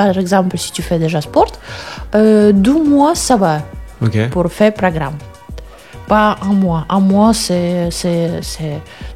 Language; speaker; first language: French; non-native, learner; Russian